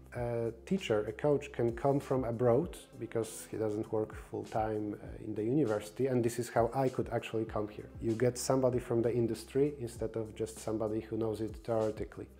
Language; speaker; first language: English; non-native, fluent; Polish